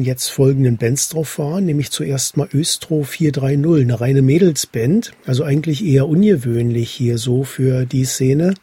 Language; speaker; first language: German; native; German